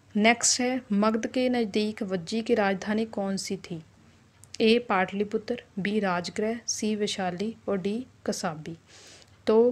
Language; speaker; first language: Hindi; non-native, local second language; Punjabi